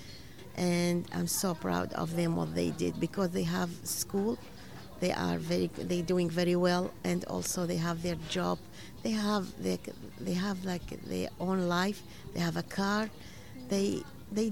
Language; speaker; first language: English; non-native, learner; Arabic